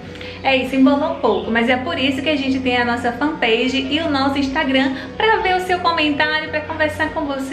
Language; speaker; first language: Portuguese; native; Portuguese